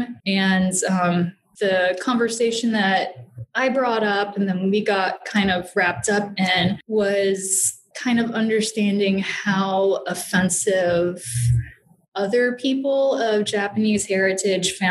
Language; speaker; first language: English; native; English